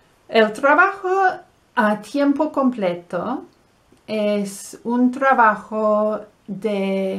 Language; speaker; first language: Spanish; non-native, fluent; English